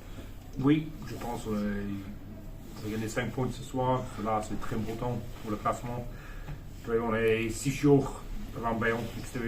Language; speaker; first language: French; non-native, learner; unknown